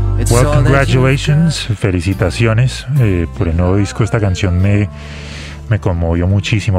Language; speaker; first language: Spanish; native; Spanish